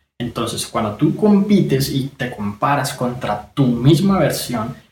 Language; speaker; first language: Spanish; native; Spanish